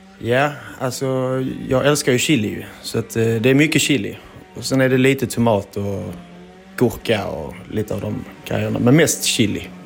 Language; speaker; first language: Swedish; native; Swedish